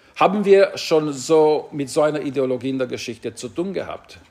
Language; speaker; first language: German; non-native, fluent; Romanian